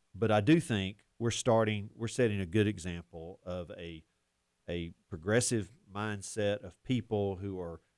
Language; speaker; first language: English; native; English